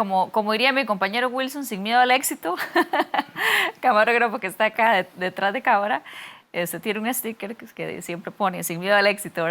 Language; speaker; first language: Spanish; native; Spanish